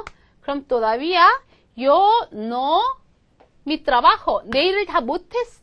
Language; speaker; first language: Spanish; non-native, fluent; Korean